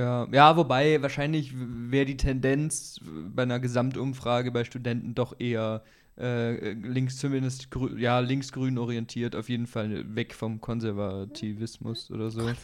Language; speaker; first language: German; native; German